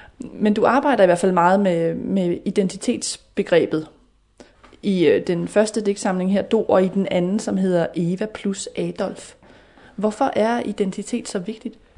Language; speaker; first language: Danish; native; Danish